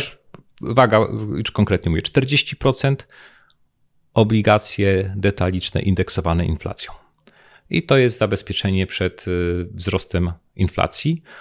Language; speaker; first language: Polish; native; Polish